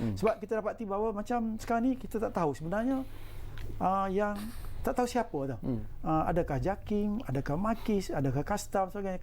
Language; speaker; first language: Malay; native; Malay